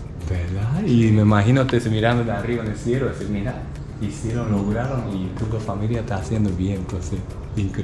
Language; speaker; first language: Spanish; non-native, learner; Japanese